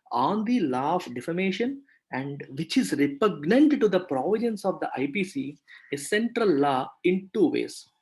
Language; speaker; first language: English; non-native, local second language; Telugu